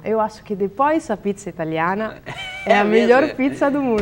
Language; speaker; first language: Portuguese; non-native, learner; Italian